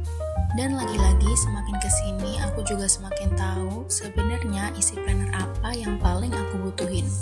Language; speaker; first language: Indonesian; native; Indonesian